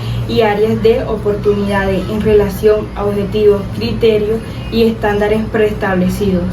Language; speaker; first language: Spanish; native; Spanish